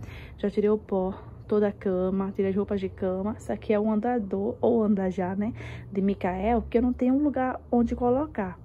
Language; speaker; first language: Portuguese; native; Portuguese